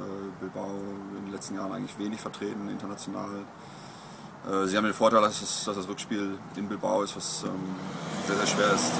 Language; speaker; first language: German; native; German